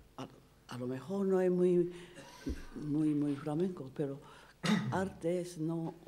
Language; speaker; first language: Spanish; non-native, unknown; Japanese